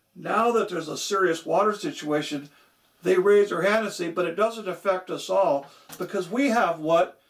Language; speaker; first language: English; native; English